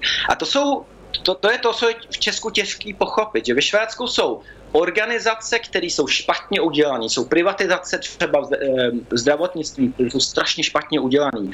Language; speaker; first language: Czech; early bilingual, heritage; Czech